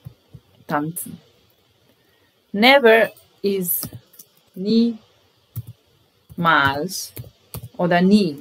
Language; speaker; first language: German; non-native, fluent; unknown